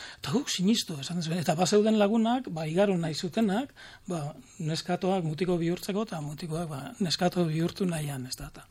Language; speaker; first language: Basque; native; Basque